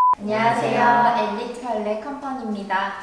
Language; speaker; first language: Korean; native; Korean